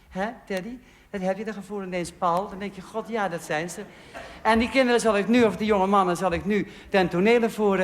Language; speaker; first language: Dutch; native; Dutch